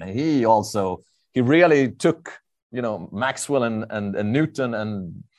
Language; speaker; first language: English; non-native, fluent; Swedish